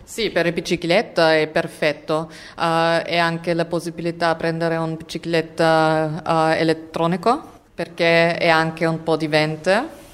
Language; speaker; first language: Italian; non-native, fluent; German